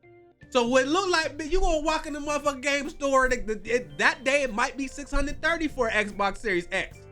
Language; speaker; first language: English; native; English